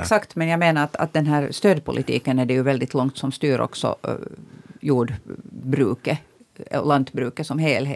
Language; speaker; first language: Swedish; native; Swedish